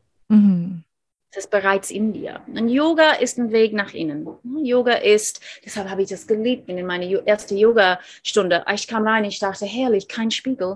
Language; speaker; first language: German; non-native, fluent; English